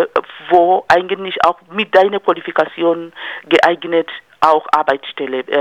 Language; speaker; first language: German; non-native, fluent; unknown